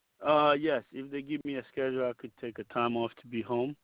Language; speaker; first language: English; native; English